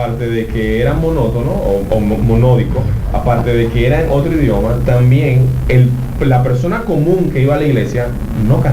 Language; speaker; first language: Spanish; native; Spanish